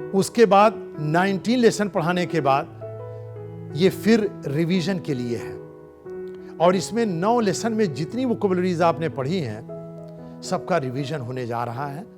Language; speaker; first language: Hindi; native; Hindi